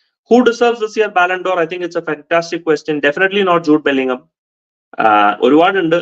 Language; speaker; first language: English; non-native, local second language; Malayalam